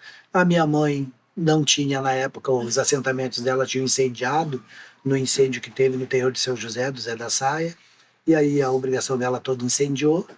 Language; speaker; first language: Portuguese; native; Portuguese